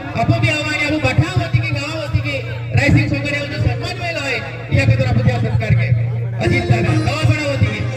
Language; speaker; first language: Marathi; non-native, local second language; Bhili